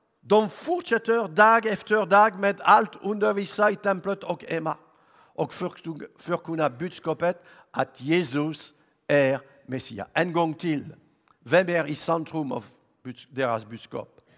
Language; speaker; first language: Swedish; non-native, learner; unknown